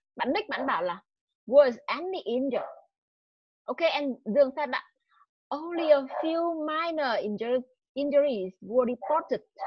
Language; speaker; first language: English; non-native, fluent; Vietnamese